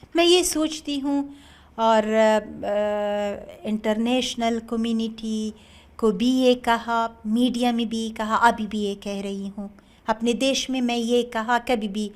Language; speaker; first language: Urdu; non-native, learner; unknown